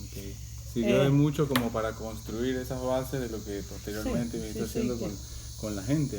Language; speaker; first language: Spanish; native; Spanish